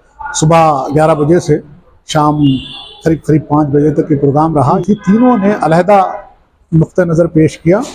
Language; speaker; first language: Urdu; native; Urdu